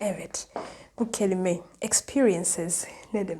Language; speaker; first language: Turkish; non-native, fluent; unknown